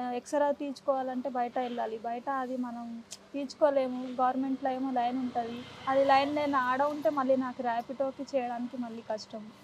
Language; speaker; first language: Telugu; native; Telugu